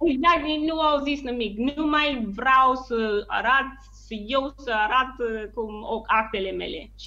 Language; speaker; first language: Romanian; non-native, learner; English